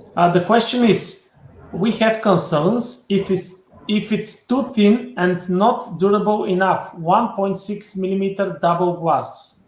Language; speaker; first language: English; non-native, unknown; Bulgarian